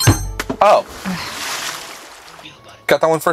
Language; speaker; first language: English; native; English